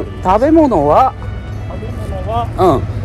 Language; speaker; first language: Japanese; native; Japanese